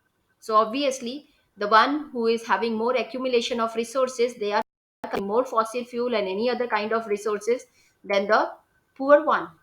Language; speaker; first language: English; non-native, local second language; Hindi